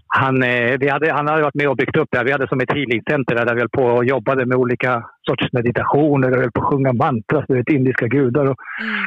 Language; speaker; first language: Swedish; early bilingual, other home language; Spanish